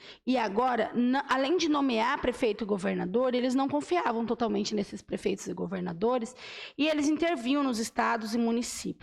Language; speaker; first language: Portuguese; native; Portuguese